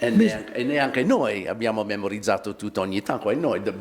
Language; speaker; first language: Italian; non-native, fluent; English